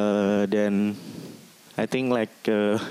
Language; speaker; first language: English; non-native, learner; Indonesian